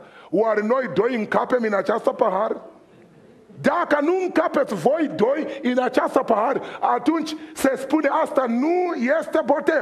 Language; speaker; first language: Romanian; non-native, fluent; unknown